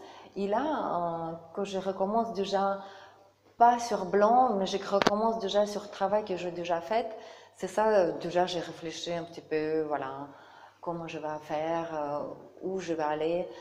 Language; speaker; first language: French; non-native, learner; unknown